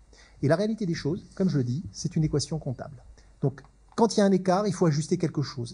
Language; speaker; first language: French; native; French